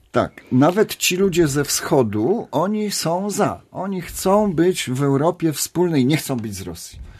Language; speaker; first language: Polish; native; Polish